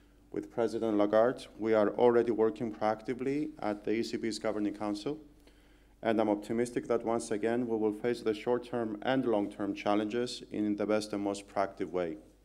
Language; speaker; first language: English; non-native, fluent; Greek